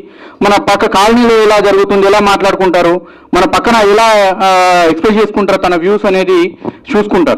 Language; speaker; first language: Telugu; native; Telugu